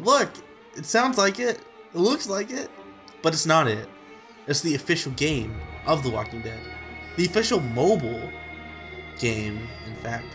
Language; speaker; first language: English; native; English